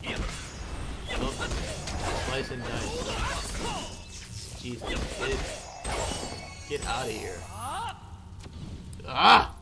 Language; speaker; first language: English; native; English